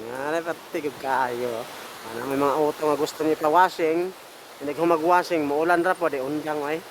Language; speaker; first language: Filipino; non-native, local second language; Cebuano